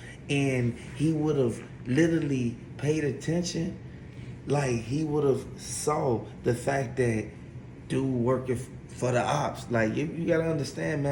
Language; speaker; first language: English; native; English